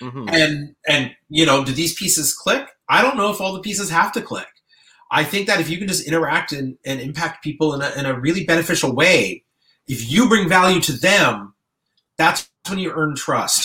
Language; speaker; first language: English; native; English